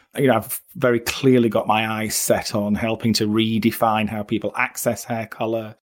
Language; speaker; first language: English; native; English